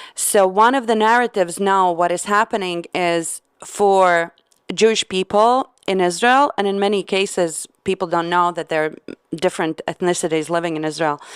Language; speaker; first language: English; non-native, fluent; Latvian